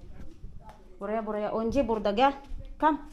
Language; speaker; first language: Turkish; non-native, learner; Filipino